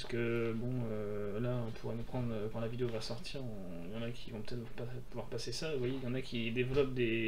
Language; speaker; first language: French; native; French